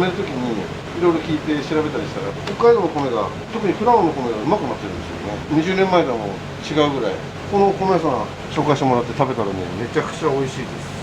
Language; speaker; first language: Japanese; native; Japanese